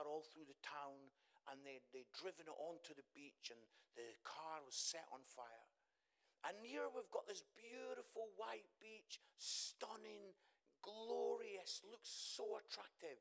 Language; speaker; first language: English; native; English